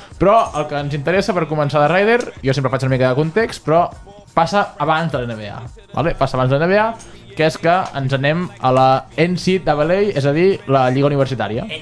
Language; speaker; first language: Catalan; native; Catalan